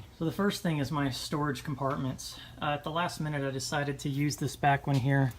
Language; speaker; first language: English; native; English